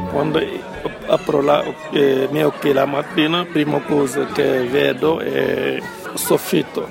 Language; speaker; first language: Italian; non-native, fluent; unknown